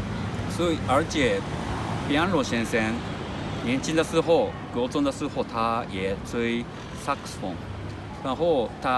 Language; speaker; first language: Chinese; non-native, learner; Japanese